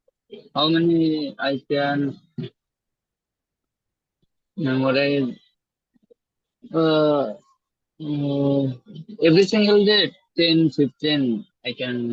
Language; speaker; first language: English; non-native, learner; Bangla